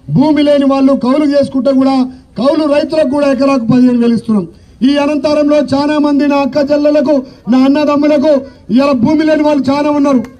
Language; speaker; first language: Telugu; native; Telugu